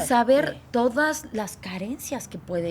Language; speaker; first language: Spanish; native; Spanish